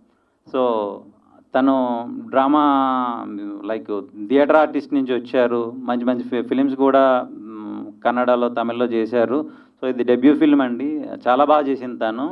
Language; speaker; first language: Telugu; native; Telugu